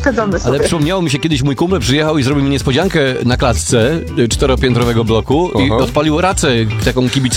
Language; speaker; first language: Polish; native; Polish